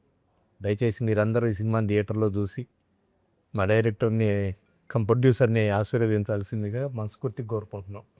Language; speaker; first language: Telugu; native; Telugu